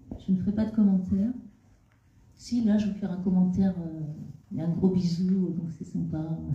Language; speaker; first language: French; native; French